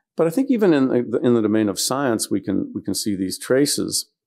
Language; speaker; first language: English; native; English